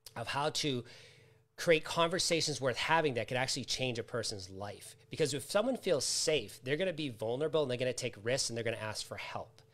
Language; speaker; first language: English; native; English